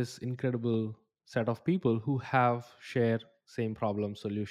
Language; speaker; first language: English; non-native, local second language; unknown